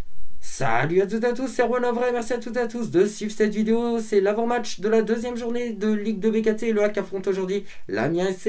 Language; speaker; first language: French; native; French